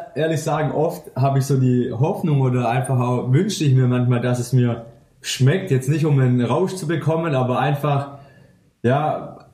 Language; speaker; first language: German; native; German